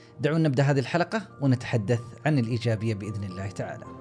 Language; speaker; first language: Arabic; native; Arabic